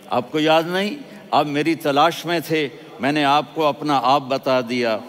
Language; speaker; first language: Urdu; non-native, local second language; Punjabi